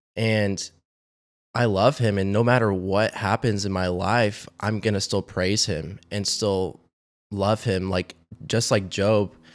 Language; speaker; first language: English; native; English